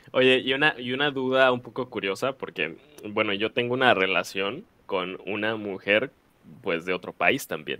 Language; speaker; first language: Spanish; native; Spanish